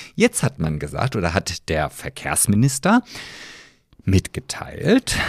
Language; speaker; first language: German; native; German